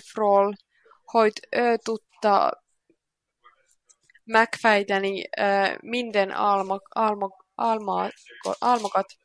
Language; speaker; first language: Hungarian; non-native, learner; Finnish